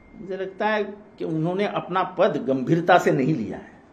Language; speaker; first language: Hindi; non-native, local second language; Marathi